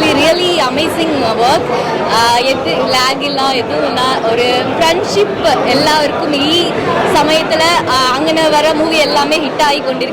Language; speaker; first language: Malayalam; non-native, learner; Tamil